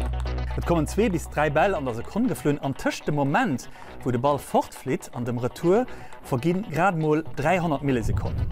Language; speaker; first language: German; non-native, local second language; Luxembourgish